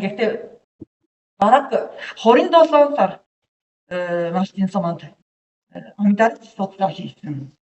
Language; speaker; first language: Mongolian; non-native, learner; Japanese